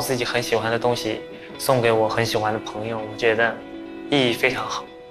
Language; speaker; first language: Chinese; non-native, learner; English